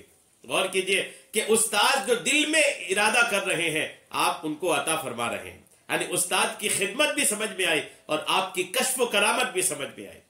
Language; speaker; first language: Urdu; native; Urdu